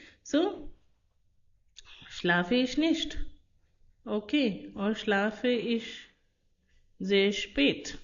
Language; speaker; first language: German; non-native, fluent; Hindi